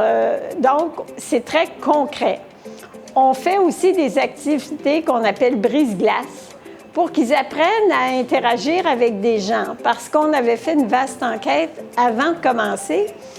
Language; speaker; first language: French; native; French